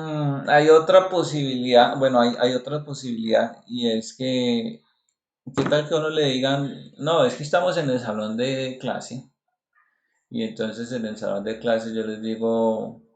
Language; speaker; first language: Spanish; native; Spanish